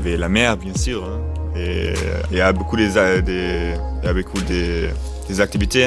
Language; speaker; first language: French; non-native, learner; German